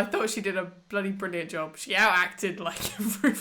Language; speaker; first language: English; native; English